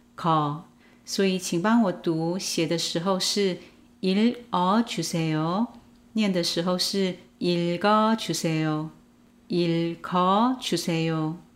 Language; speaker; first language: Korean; non-native, fluent; Chinese